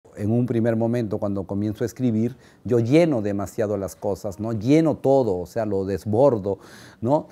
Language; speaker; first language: Spanish; native; Spanish